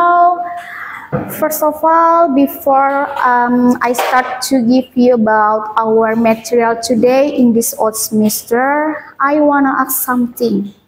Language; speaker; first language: English; non-native, learner; Indonesian